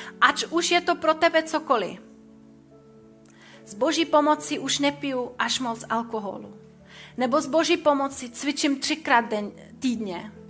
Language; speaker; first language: Czech; non-native, fluent; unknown